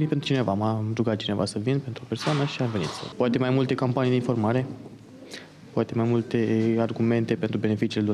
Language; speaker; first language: Romanian; native; Romanian